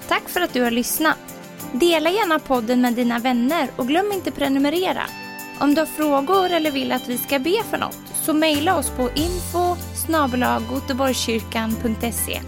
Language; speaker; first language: Swedish; native; Swedish